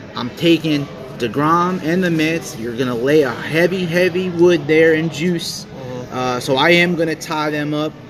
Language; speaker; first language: English; early bilingual, other home language; Italian